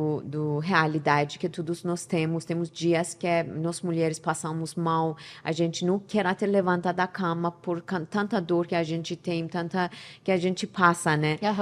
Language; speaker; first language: Portuguese; non-native, learner; Persian